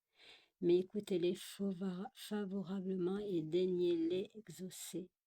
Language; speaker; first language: French; native; French